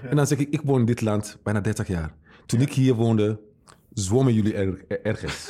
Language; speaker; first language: Dutch; non-native, fluent; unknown